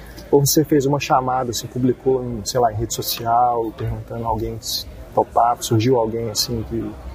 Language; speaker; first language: Portuguese; native; Portuguese